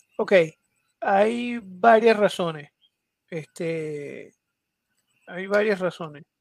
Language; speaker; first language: Spanish; native; Spanish